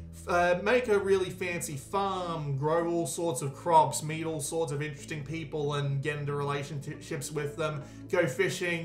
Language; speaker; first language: English; native; English